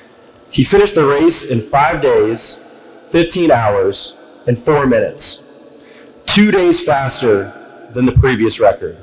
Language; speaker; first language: English; native; English